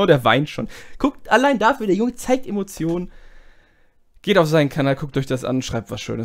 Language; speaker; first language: German; native; German